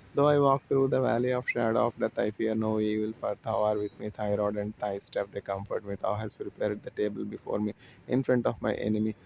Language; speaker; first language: English; non-native, local second language; Telugu